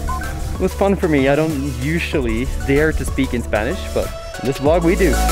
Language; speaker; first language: English; non-native, fluent; Norwegian